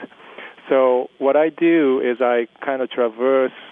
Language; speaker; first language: English; early bilingual, other home language; Japanese